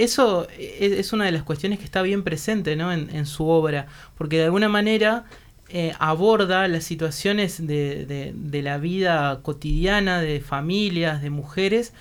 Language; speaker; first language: Spanish; native; Spanish